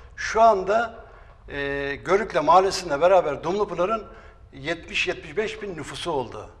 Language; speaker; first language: Turkish; native; Turkish